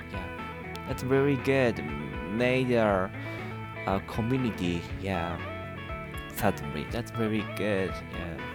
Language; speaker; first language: English; non-native, learner; Japanese